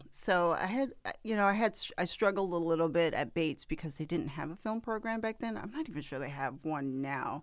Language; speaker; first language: English; native; English